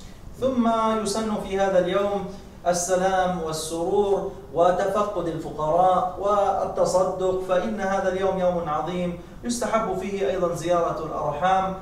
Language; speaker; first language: Arabic; native; Arabic